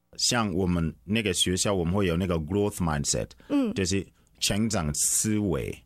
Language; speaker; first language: Chinese; non-native, fluent; English